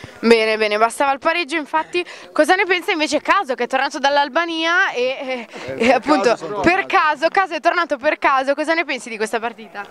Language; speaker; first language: Italian; native; Italian